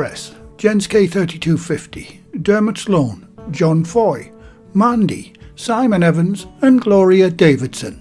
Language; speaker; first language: English; native; English